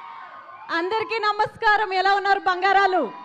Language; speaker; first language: Telugu; native; Telugu